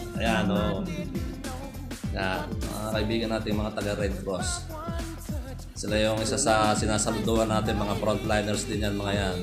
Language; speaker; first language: Filipino; native; Filipino